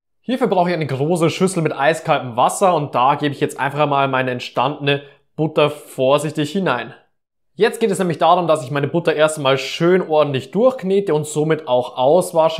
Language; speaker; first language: German; native; German